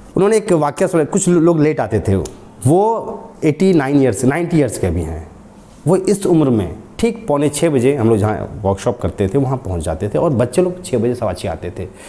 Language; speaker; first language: Hindi; native; Hindi